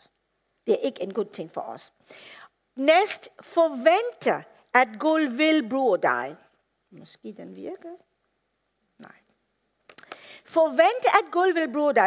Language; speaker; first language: Danish; non-native, fluent; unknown